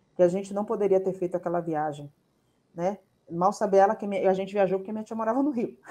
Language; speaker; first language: Portuguese; native; Portuguese